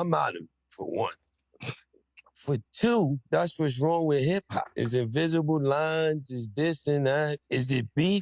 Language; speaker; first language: English; native; English